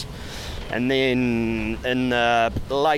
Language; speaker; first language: English; native; English